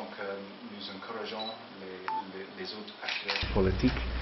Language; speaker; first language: French; non-native, fluent; English